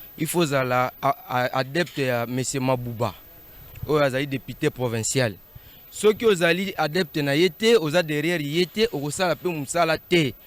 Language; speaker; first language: Lingala; native; Lingala